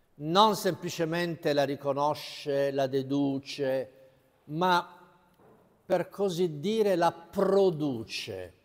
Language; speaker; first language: Italian; native; Italian